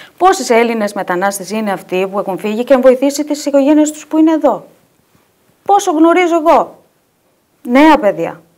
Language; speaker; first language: Greek; non-native, fluent; Albanian